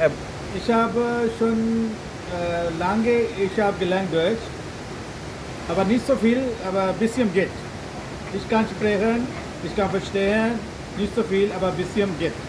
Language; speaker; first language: German; non-native, learner; Urdu